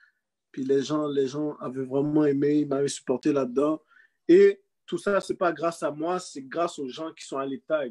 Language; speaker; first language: French; native; French